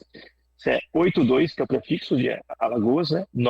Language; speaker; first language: Portuguese; native; Portuguese